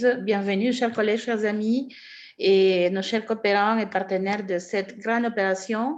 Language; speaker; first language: French; non-native, fluent; Spanish